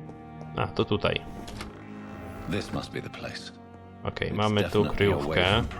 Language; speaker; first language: Polish; native; Polish